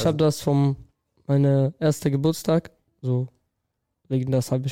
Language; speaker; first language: German; non-native, learner; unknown